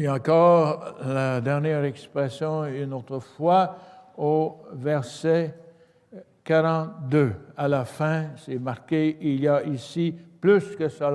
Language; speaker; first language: French; native; French